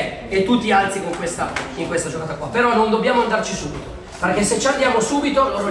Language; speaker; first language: Italian; native; Italian